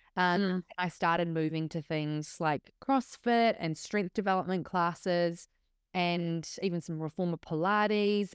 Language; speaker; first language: English; native; English